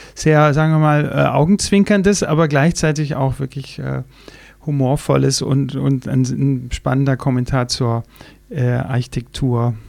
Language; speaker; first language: German; native; German